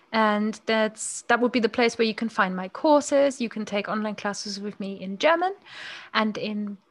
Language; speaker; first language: English; non-native, fluent; German